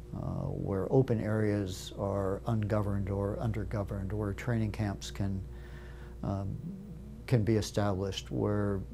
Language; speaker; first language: English; native; English